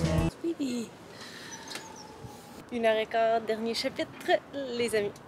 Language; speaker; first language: French; native; French